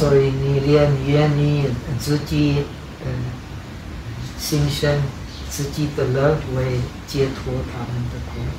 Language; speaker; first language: Chinese; non-native, fluent; Czech